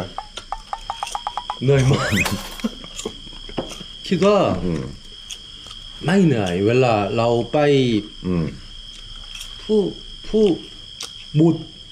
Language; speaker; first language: Thai; non-native, learner; Korean